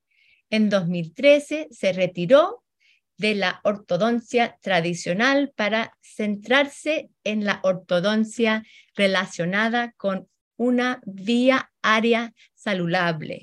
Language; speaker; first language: Spanish; early bilingual, heritage; Spanish